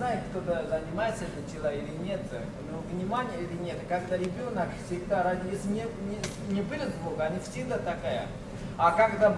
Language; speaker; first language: Russian; non-native, learner; Chinese